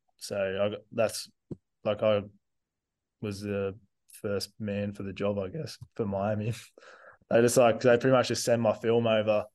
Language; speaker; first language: English; native; English